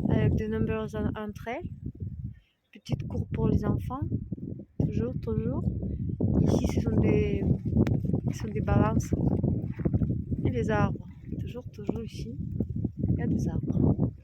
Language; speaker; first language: French; non-native, fluent; Russian